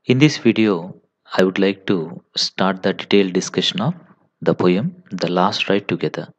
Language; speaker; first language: English; non-native, local second language; Telugu